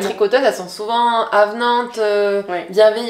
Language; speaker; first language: French; native; French